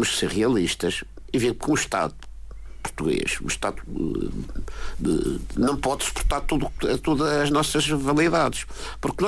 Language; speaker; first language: Portuguese; native; Portuguese